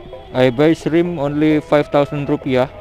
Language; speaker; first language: English; non-native, learner; Indonesian